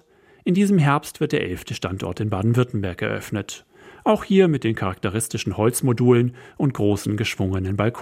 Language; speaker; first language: German; native; German